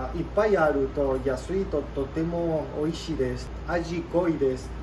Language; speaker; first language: Japanese; non-native, learner; Spanish